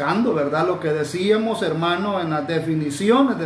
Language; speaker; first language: Spanish; native; Spanish